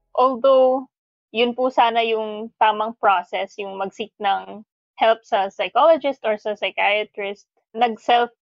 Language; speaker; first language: English; non-native, local second language; Filipino